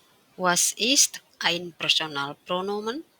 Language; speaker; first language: German; non-native, fluent; Indonesian